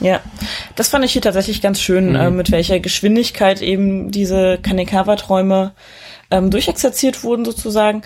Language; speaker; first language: German; native; German